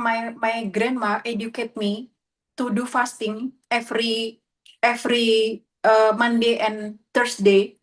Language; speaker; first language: English; non-native, learner; Indonesian